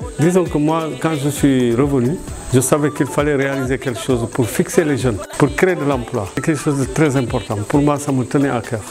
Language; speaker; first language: French; non-native, local second language; Fula